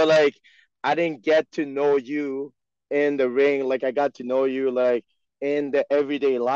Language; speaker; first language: English; non-native, fluent; French